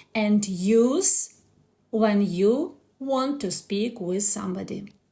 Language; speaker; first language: English; non-native, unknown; Ukrainian